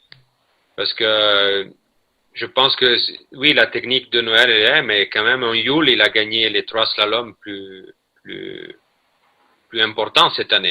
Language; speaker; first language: French; non-native, fluent; Italian